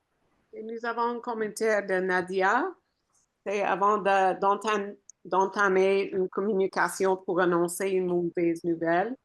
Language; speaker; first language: French; non-native, fluent; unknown